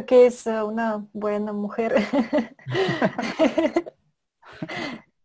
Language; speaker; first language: Spanish; non-native, fluent; Russian